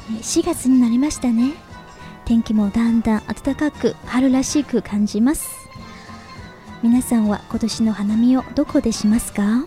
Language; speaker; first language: Japanese; non-native, fluent; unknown